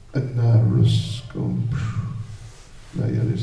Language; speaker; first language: Russian; non-native, learner; English